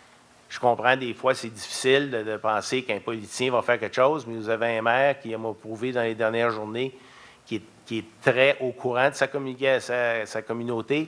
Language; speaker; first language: French; native; French